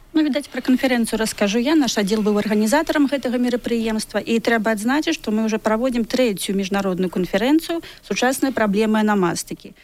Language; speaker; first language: Belarusian; native; Belarusian